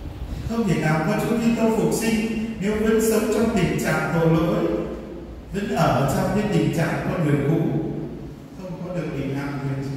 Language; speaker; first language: Vietnamese; native; Vietnamese